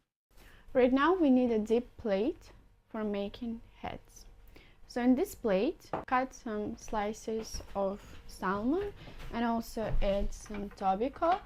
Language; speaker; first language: English; non-native, fluent; Russian